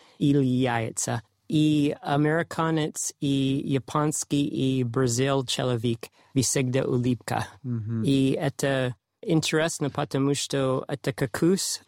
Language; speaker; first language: Russian; non-native, learner; English